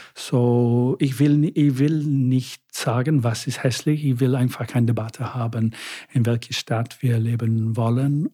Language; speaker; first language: German; non-native, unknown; English